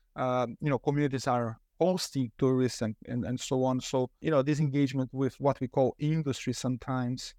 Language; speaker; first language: English; non-native, fluent; Portuguese